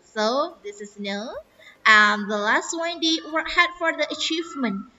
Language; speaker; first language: English; non-native, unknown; Indonesian